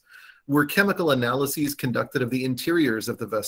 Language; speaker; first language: English; native; English